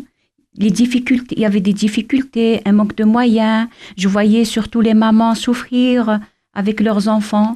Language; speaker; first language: French; non-native, local second language; Kabyle